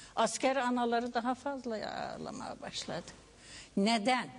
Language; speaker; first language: Turkish; non-native, local second language; Kurdish